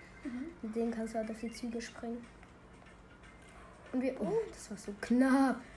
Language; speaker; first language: German; native; German